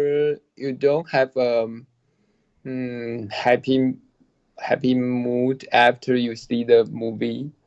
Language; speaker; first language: English; non-native, learner; Chinese